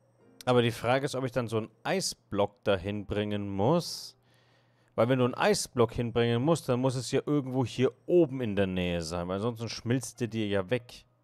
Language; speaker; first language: German; native; German